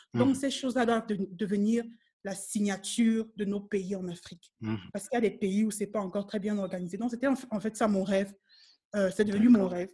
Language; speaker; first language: French; native; French